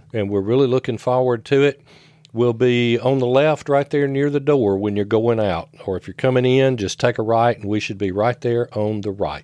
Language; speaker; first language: English; native; English